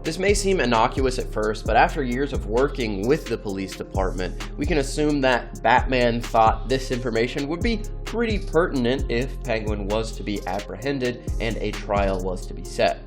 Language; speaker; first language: English; native; English